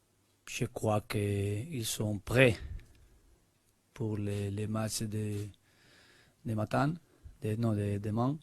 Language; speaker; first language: French; non-native, learner; Spanish